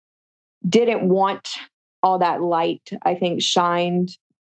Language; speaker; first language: English; native; English